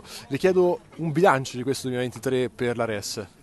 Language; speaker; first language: Italian; native; Italian